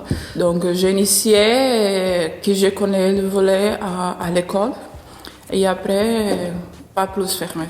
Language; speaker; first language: French; non-native, learner; Portuguese